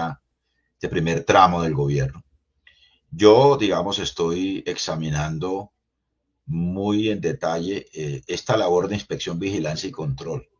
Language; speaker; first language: Spanish; native; Spanish